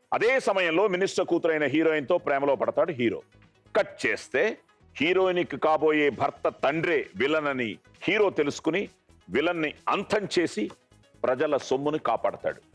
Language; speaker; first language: Telugu; native; Telugu